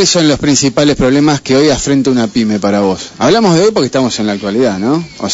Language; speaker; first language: Spanish; native; Spanish